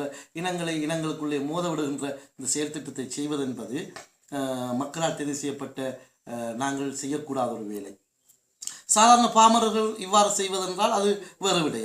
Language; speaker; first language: Tamil; native; Tamil